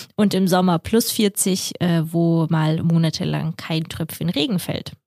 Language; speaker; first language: German; early bilingual, other home language; Russian